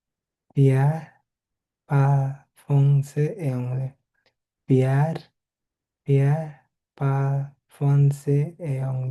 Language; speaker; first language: French; non-native, learner; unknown